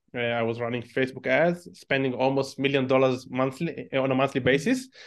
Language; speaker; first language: English; non-native, fluent; Hebrew